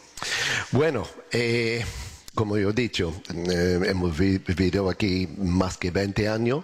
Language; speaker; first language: Spanish; non-native, learner; English